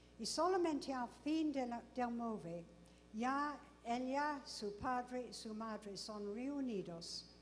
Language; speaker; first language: Spanish; non-native, fluent; English